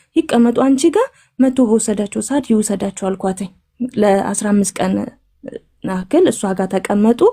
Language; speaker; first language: Amharic; native; Amharic